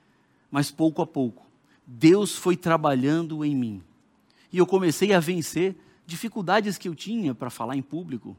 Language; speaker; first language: Portuguese; native; Portuguese